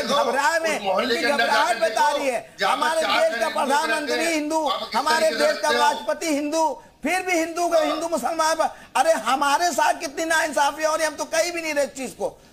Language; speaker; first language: Hindi; native; Hindi